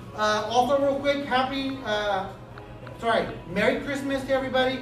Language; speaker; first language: English; early bilingual, other home language; Spanish